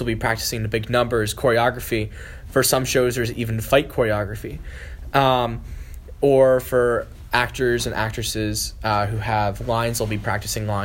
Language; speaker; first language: English; native; English